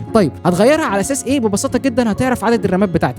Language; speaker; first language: Arabic; native; Arabic